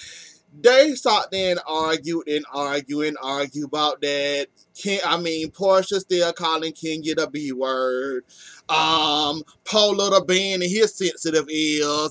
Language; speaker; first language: English; native; English